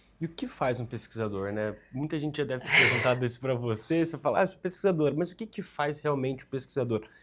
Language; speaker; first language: Portuguese; native; Portuguese